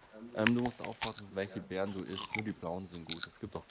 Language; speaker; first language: German; native; German